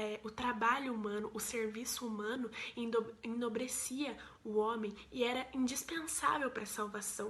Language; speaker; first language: Portuguese; native; Portuguese